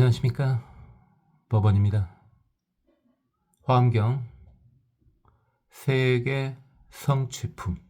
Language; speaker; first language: Korean; native; Korean